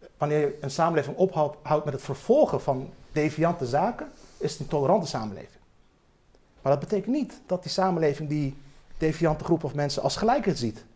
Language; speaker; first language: Dutch; early bilingual, other home language; Turkish